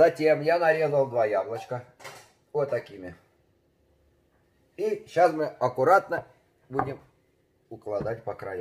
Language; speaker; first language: Russian; native; Russian